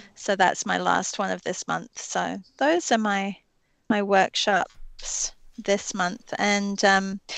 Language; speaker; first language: English; native; English